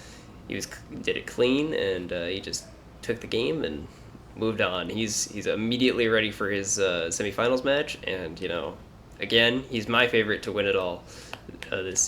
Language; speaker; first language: English; native; English